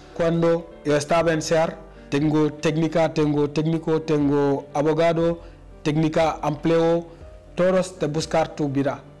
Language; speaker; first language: Spanish; non-native, learner; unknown